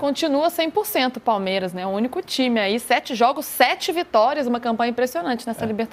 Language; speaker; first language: Portuguese; native; Portuguese